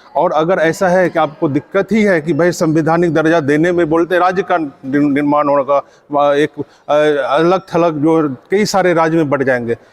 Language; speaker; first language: Hindi; non-native, local second language; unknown